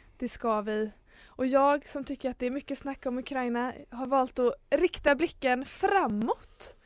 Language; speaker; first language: Swedish; native; Swedish